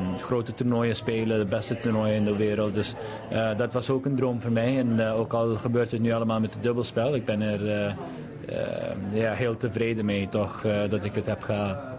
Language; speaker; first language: Dutch; non-native, local second language; Papiamento